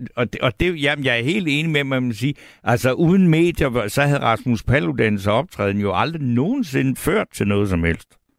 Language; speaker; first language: Danish; native; Danish